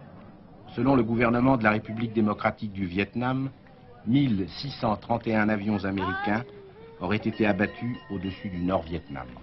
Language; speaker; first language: French; native; French